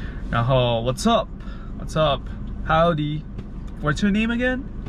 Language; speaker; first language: English; non-native, fluent; Chinese